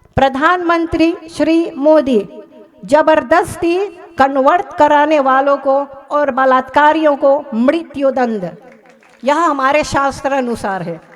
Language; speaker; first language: Hindi; early bilingual, heritage; Hindi